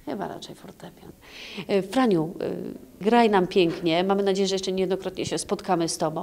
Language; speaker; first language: Polish; native; Polish